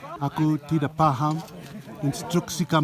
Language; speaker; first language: Indonesian; non-native, learner; English